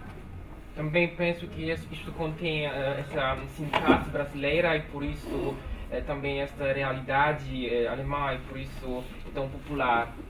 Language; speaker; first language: Portuguese; non-native, learner; Polish